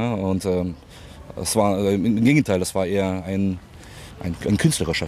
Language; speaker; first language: German; early bilingual, other home language; Russian